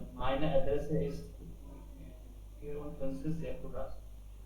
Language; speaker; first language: German; non-native, learner; Hindi